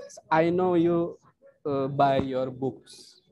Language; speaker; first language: English; non-native, learner; Indonesian